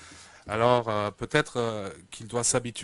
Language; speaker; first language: French; native; French